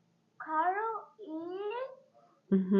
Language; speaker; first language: English; non-native, learner; Kazakh